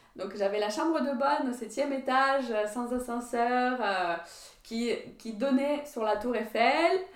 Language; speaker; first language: French; non-native, fluent; Ukrainian